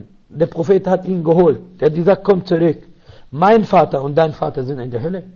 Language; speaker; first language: German; non-native, learner; Arabic